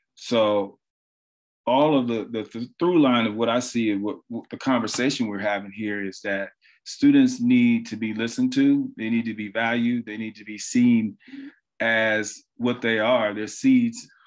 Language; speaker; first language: English; native; English